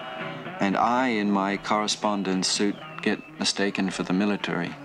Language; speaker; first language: English; native; English